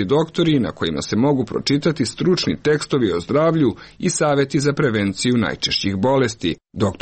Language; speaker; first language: Serbian; native; Serbian